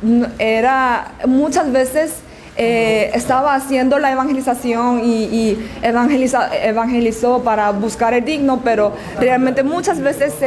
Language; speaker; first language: Spanish; non-native, learner; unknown